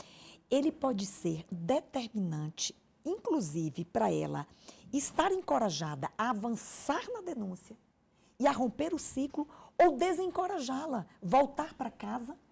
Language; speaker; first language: Portuguese; native; Portuguese